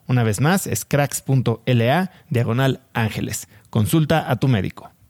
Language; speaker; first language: Spanish; native; Spanish